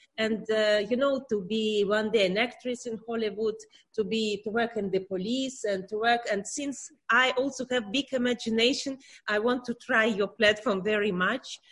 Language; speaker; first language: English; non-native, learner; Russian